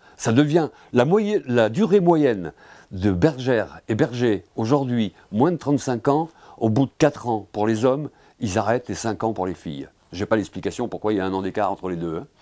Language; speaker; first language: French; native; French